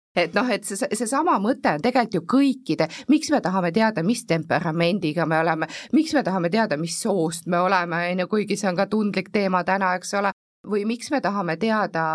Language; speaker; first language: Estonian; native; Estonian